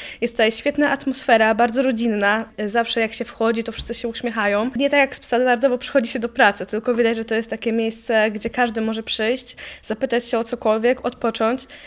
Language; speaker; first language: Polish; native; Polish